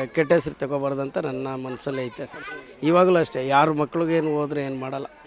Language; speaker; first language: Kannada; non-native, local second language; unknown